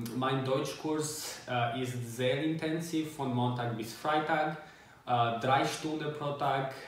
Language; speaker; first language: German; non-native, learner; Albanian